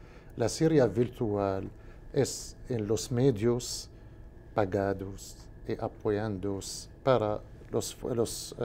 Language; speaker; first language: Portuguese; non-native, learner; Spanish